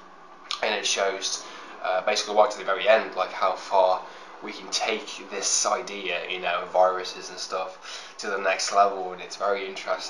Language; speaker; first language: English; native; English